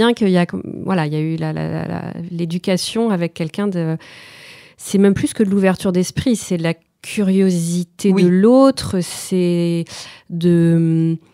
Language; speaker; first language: French; native; French